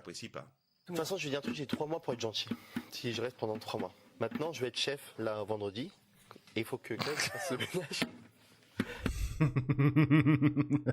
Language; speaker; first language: French; native; French